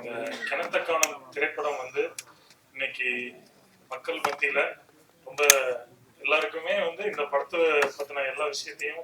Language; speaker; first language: Tamil; native; Tamil